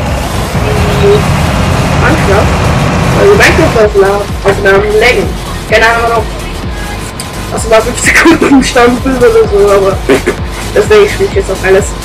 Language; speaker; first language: German; native; German